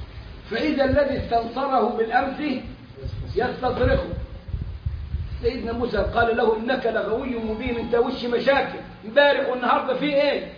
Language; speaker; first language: Arabic; native; Arabic